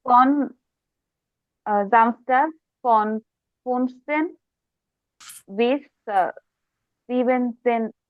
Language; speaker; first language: German; non-native, learner; Bangla